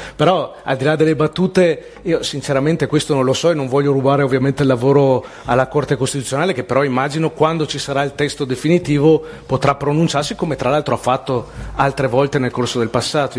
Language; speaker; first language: Italian; native; Italian